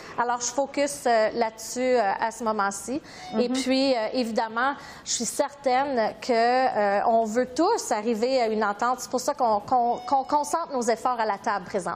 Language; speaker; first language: French; native; French